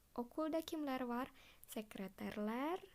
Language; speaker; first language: Turkish; non-native, fluent; Indonesian